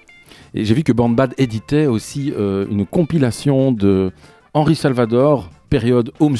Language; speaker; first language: French; native; French